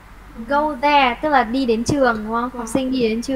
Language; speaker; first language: Vietnamese; native; Vietnamese